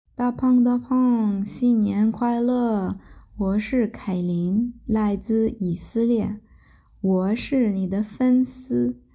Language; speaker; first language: Chinese; non-native, learner; Vietnamese